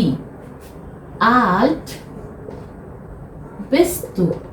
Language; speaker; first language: German; non-native, fluent; Hindi